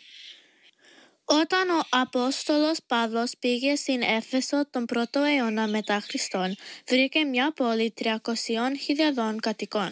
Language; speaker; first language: Greek; early bilingual, heritage; Greek